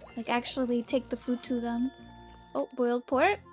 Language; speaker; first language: English; native; English